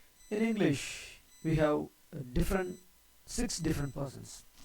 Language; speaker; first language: English; non-native, local second language; Tamil